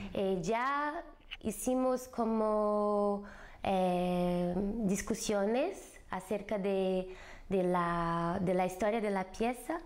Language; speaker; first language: Spanish; non-native, fluent; Portuguese